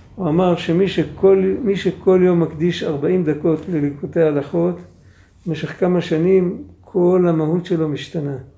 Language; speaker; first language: Hebrew; non-native, fluent; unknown